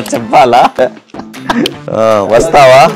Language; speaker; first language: Telugu; non-native, learner; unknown